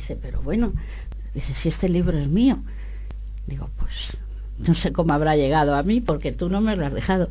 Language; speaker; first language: Spanish; native; Spanish